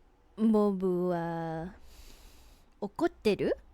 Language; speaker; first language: Japanese; non-native, learner; English